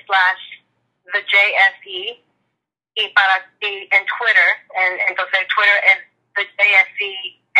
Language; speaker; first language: Spanish; early bilingual, heritage; English